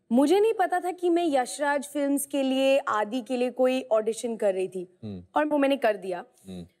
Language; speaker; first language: Hindi; native; Hindi